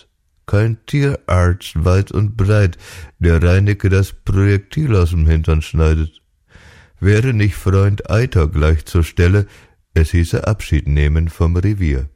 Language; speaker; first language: German; native; German